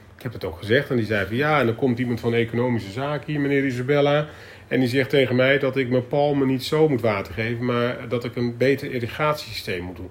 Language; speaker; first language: Dutch; native; Dutch